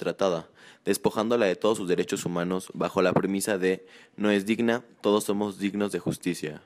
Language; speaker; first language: Spanish; native; Spanish